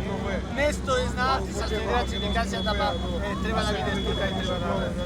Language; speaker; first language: Macedonian; non-native, learner; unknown